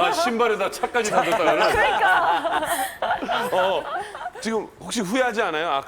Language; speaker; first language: Korean; native; Korean